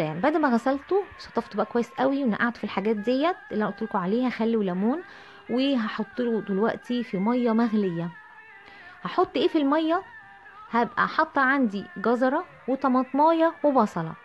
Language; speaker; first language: Arabic; native; Arabic